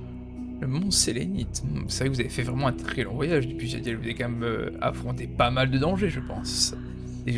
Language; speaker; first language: French; native; French